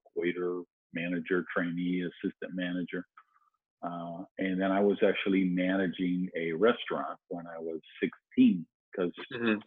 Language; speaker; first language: English; native; English